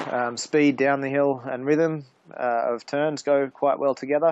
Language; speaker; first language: English; native; English